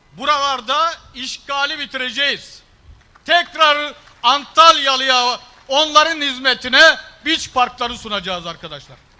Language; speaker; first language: Turkish; early bilingual, heritage; Turkish